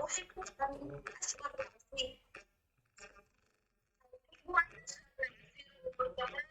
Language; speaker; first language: Arabic; non-native, learner; Bangla